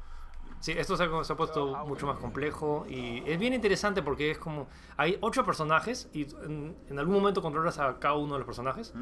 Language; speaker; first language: Spanish; native; Spanish